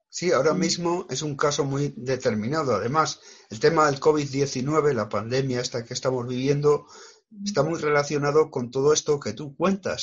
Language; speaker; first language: Spanish; native; Spanish